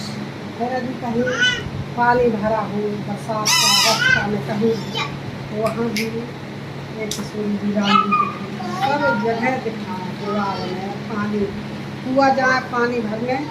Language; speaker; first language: Hindi; native; Hindi